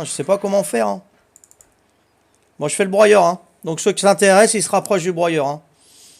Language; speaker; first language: French; native; French